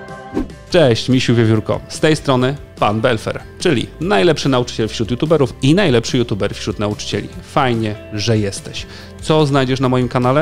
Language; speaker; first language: Polish; native; Polish